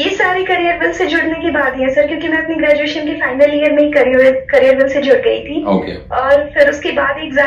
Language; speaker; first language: Hindi; native; Hindi